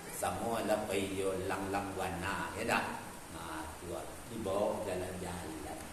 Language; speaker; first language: Malay; non-native, local second language; Minangkabau